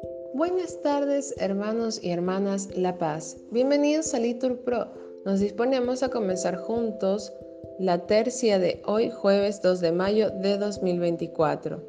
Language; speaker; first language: Spanish; native; Spanish